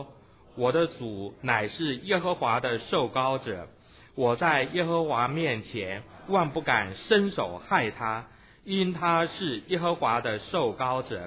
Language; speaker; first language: Chinese; native; Chinese